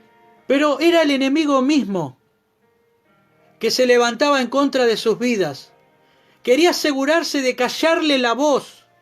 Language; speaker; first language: Spanish; native; Spanish